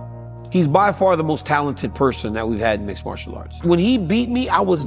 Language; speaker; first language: English; native; English